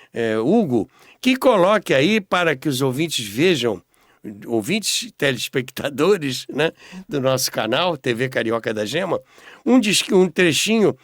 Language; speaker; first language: Portuguese; native; Portuguese